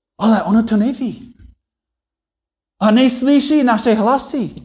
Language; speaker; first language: Czech; non-native, fluent; English